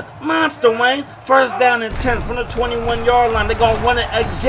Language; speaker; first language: English; native; English